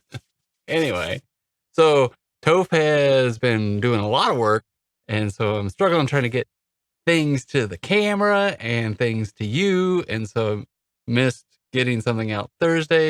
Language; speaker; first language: English; native; English